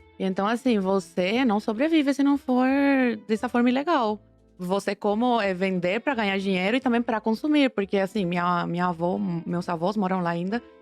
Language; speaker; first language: Portuguese; non-native, fluent; Spanish